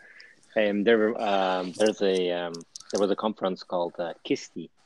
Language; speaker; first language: English; non-native, fluent; Dutch